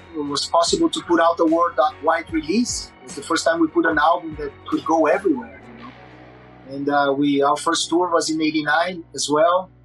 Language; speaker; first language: English; non-native, fluent; Portuguese